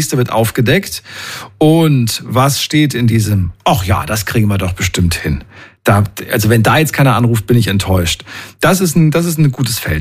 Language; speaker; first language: German; native; German